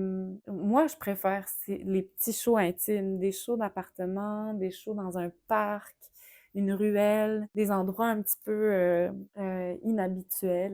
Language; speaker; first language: French; native; French